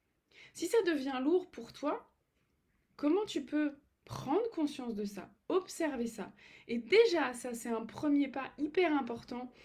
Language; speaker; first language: French; native; French